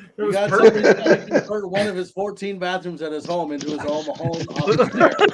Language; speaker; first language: English; native; English